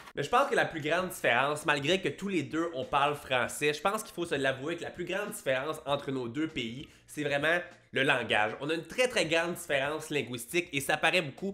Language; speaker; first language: French; native; French